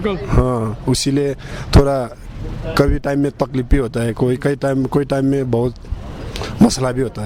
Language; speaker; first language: Hindi; non-native, learner; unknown